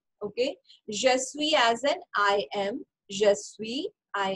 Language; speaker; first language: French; non-native, fluent; Hindi